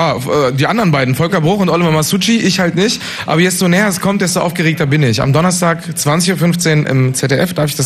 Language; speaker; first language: German; native; German